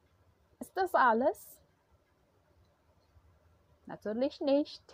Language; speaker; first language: German; non-native, fluent; Indonesian